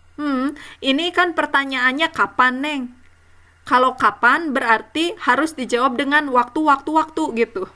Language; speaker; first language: Indonesian; native; Indonesian